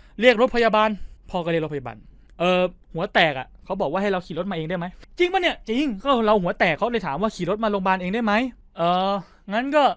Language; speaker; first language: Thai; native; Thai